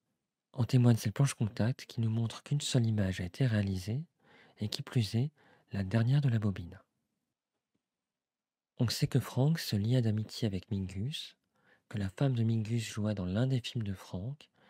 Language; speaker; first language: French; native; French